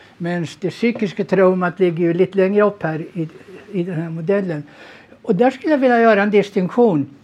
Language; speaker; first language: Swedish; native; Swedish